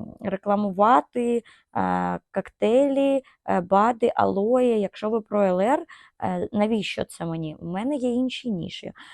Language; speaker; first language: Ukrainian; non-native, local second language; Russian